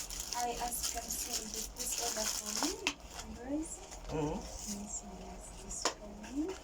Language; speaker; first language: English; non-native, learner; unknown